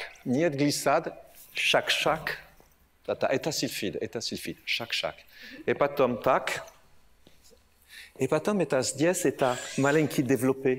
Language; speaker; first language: Russian; non-native, learner; French